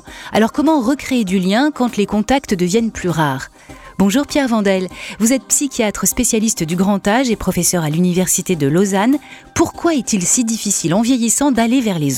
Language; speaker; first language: French; native; French